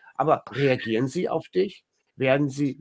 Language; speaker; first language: German; native; German